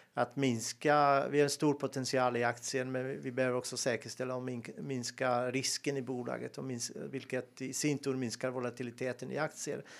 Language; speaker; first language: Swedish; non-native, fluent; Serbian